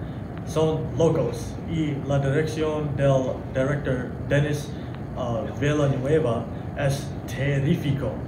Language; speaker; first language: Spanish; non-native, learner; English